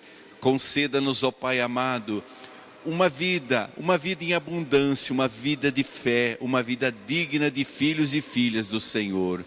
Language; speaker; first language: Portuguese; native; Portuguese